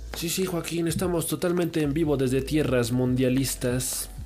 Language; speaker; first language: Spanish; native; Spanish